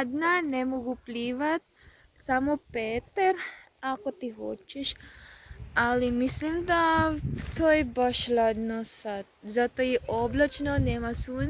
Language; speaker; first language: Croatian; non-native, learner; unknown